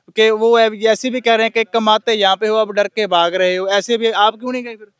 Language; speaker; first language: Hindi; non-native, local second language; Punjabi